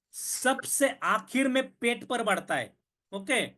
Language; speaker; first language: Hindi; non-native, local second language; Marathi